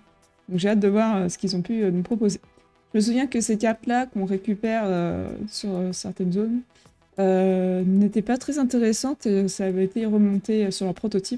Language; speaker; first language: French; native; French